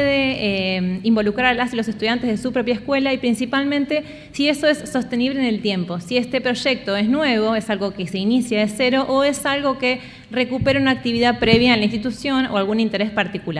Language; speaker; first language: Spanish; native; Spanish